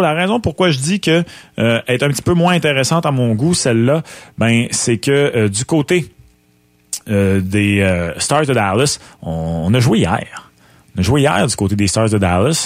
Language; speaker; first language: French; native; French